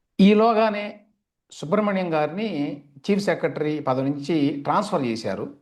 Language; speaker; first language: Telugu; native; Telugu